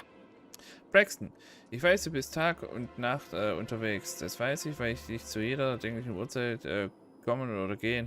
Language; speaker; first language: German; native; German